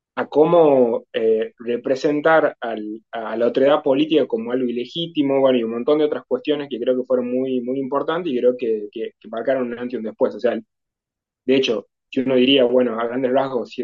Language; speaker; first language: Spanish; native; Spanish